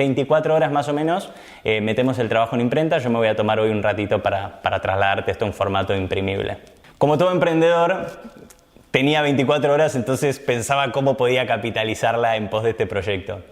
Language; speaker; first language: Spanish; native; Spanish